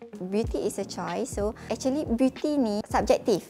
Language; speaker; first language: English; non-native, local second language; Malay